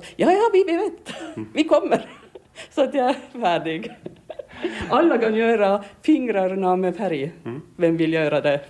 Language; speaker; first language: Swedish; non-native, learner; Estonian